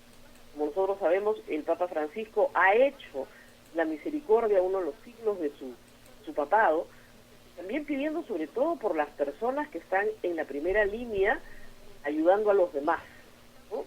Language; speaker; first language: Spanish; native; Spanish